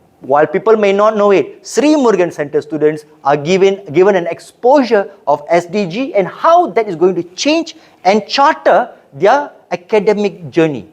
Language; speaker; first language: English; non-native, local second language; Tamil